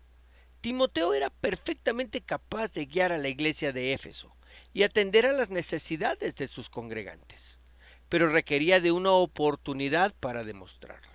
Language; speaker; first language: Spanish; native; Spanish